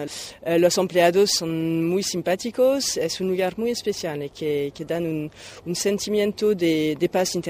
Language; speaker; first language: Spanish; non-native, fluent; French